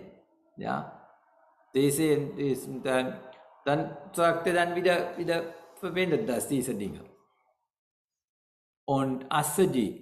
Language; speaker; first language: German; non-native, learner; Sinhala